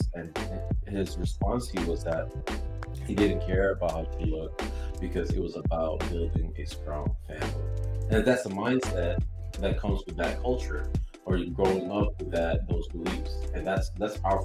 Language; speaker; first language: English; native; English